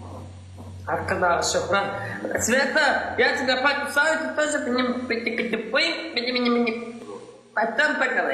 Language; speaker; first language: Russian; non-native, local second language; Turkmen